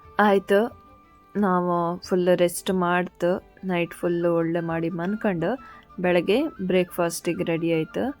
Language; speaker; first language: Kannada; native; Kannada